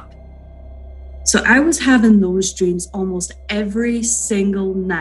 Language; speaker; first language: English; native; English